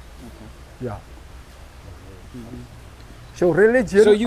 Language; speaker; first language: English; non-native, learner; Indonesian